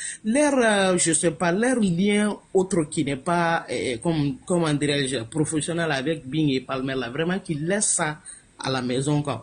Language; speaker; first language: French; non-native, local second language; Bambara